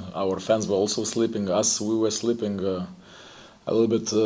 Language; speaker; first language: English; non-native, fluent; Lithuanian